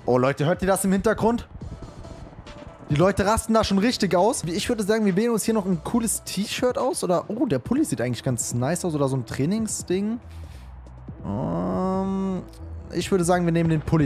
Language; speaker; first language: German; native; German